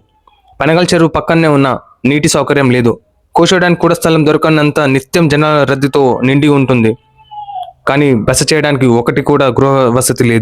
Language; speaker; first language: Telugu; native; Telugu